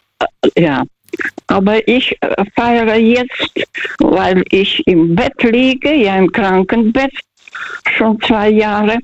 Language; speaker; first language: German; non-native, fluent; Russian